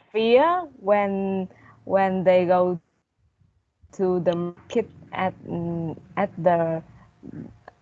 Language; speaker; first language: English; non-native, learner; Vietnamese